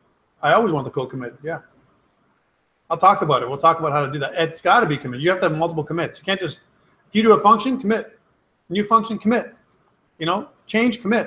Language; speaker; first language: English; native; English